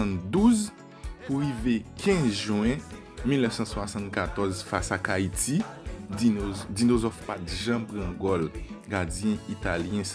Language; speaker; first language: French; non-native, learner; Haitian Creole